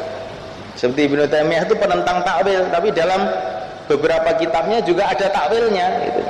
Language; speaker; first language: Indonesian; native; Indonesian